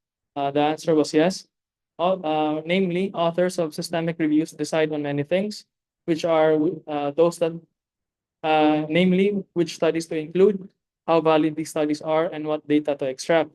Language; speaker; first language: English; non-native, local second language; Filipino